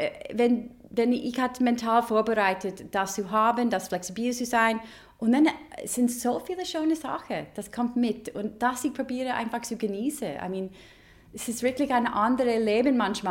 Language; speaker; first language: German; non-native, learner; English